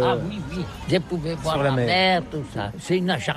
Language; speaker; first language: French; non-native, learner; Catalan